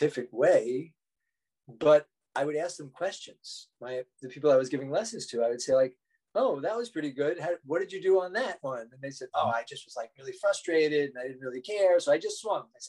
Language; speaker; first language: English; native; English